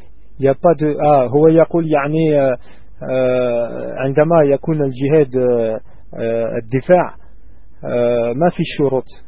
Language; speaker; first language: Arabic; non-native, learner; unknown